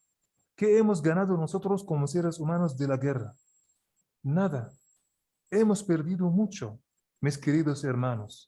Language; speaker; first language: Spanish; non-native, fluent; Arabic